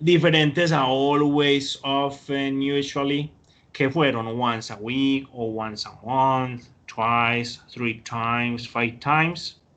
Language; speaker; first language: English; non-native, fluent; Spanish